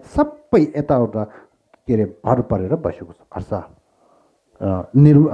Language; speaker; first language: Nepali; non-native, local second language; Tibetan